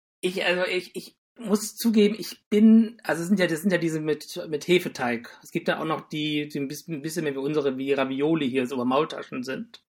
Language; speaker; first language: German; native; German